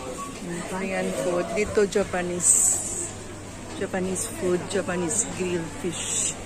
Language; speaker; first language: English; non-native, local second language; Filipino